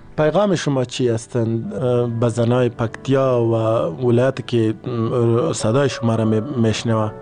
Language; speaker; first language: Persian; native; Persian